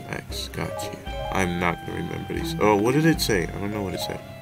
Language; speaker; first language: English; native; English